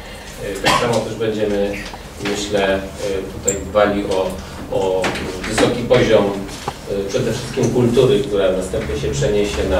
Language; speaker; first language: Polish; native; Polish